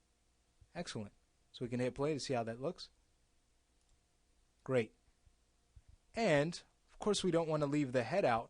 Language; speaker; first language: English; native; English